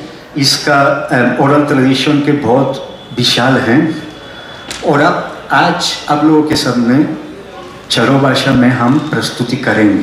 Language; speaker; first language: Hindi; non-native, fluent; Spanish